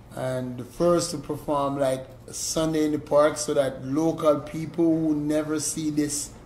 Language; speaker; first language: English; native; English